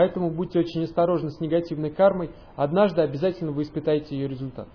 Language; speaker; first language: Russian; native; Russian